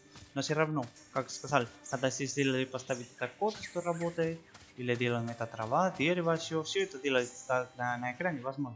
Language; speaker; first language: Russian; non-native, learner; Spanish